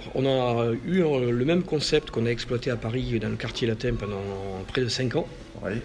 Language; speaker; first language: French; native; French